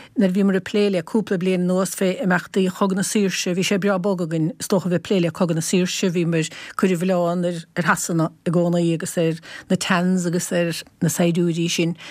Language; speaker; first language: Irish; native; Irish